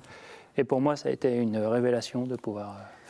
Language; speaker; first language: French; native; French